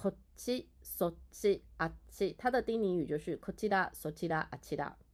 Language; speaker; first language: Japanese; non-native, fluent; Chinese